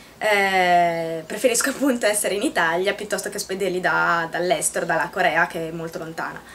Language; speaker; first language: Italian; native; Italian